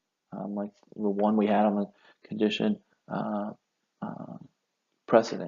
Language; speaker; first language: English; native; English